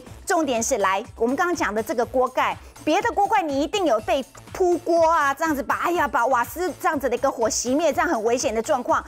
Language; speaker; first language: Chinese; native; Chinese